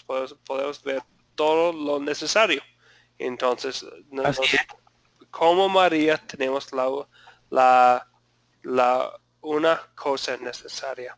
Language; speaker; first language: Spanish; non-native, fluent; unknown